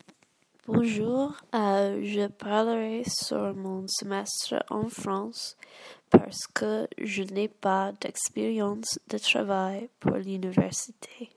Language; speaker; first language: French; non-native, learner; English